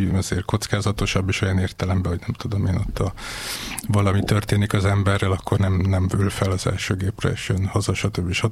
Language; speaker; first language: Hungarian; native; Hungarian